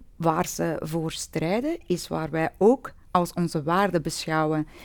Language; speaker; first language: Dutch; non-native, fluent; Persian